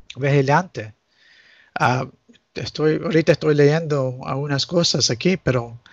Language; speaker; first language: Spanish; early bilingual, heritage; Spanish